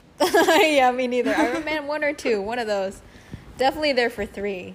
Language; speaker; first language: English; non-native, fluent; Indonesian